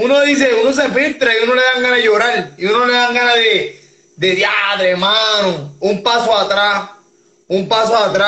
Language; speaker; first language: Spanish; native; Spanish